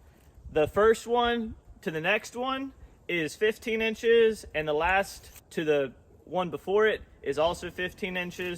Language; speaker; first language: English; native; English